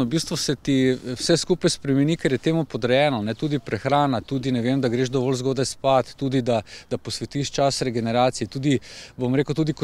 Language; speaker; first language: Slovenian; native; Slovenian